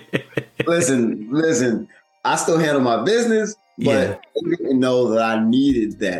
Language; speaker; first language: English; native; English